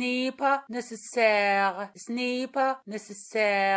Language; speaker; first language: French; non-native, fluent; Persian